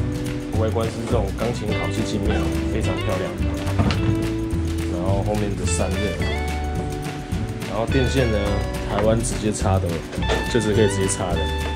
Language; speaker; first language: Chinese; native; Chinese